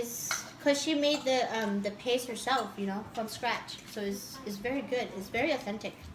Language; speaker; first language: English; early bilingual, other home language; Thai